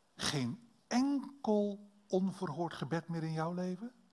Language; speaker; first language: Dutch; native; Dutch